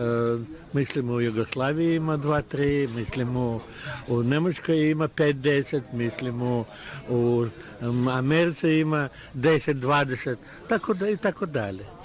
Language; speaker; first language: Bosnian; non-native, learner; Russian